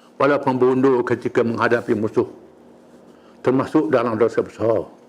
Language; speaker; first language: Malay; native; Malay